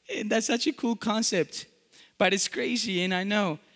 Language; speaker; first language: English; non-native, fluent; Spanish